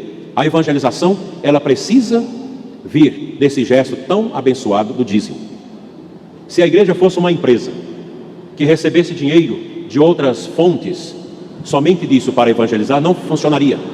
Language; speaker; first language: Portuguese; native; Portuguese